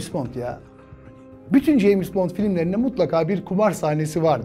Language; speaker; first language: Turkish; native; Turkish